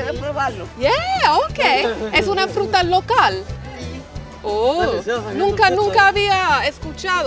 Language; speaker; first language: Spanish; non-native, learner; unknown